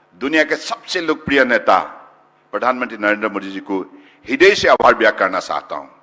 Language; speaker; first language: Hindi; non-native, local second language; Assamese